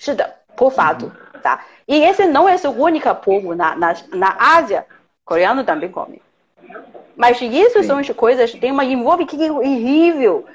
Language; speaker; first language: Portuguese; non-native, fluent; Chinese